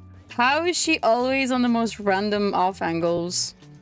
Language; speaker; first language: English; non-native, fluent; Italian